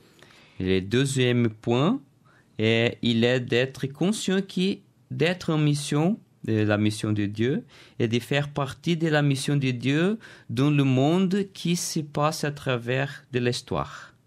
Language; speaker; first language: French; non-native, learner; Portuguese